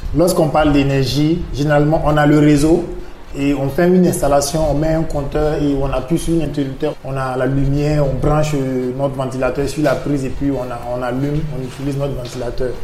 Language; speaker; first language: French; non-native, local second language; Mossi